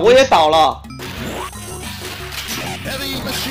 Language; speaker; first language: Chinese; native; Chinese